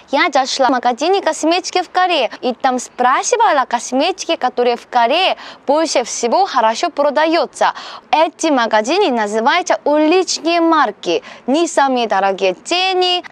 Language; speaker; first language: Russian; non-native, learner; Korean